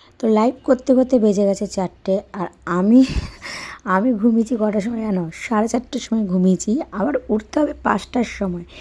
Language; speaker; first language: Bangla; native; Bangla